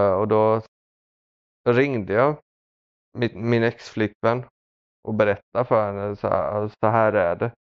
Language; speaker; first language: Swedish; early bilingual, other home language; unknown